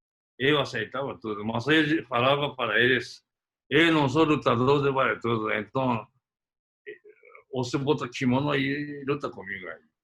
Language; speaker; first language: Portuguese; early bilingual, other home language; Japanese